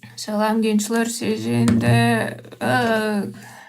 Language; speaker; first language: Turkish; non-native, learner; Russian